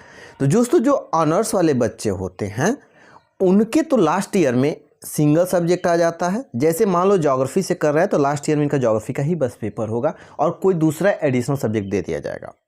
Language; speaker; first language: Hindi; native; Hindi